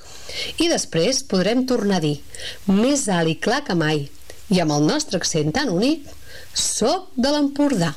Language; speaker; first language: Catalan; native; Catalan